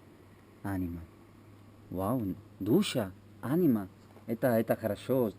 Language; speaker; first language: Russian; non-native, learner; Italian